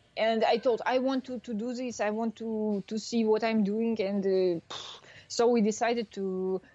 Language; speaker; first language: English; non-native, learner; Russian